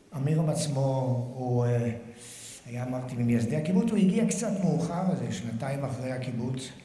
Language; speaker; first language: Hebrew; native; Hebrew